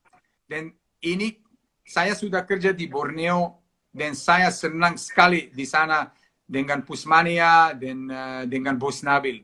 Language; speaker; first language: Indonesian; non-native, fluent; Serbian